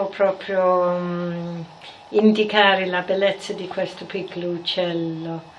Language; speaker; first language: Italian; non-native, fluent; English